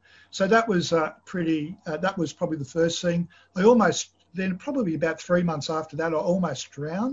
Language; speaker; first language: English; native; English